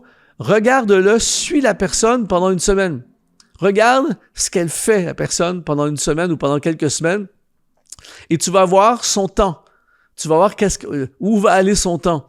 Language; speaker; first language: French; native; French